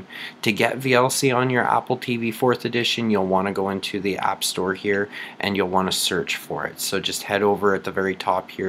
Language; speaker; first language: English; native; English